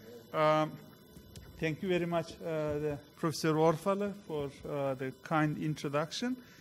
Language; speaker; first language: English; non-native, fluent; Turkish